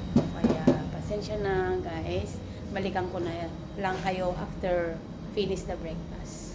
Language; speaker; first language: Filipino; native; Filipino